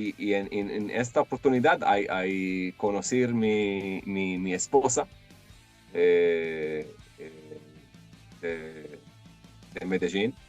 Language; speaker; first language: Spanish; non-native, learner; Hebrew